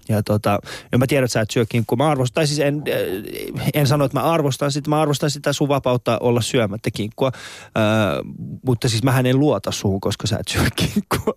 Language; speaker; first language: Finnish; non-native, fluent; Persian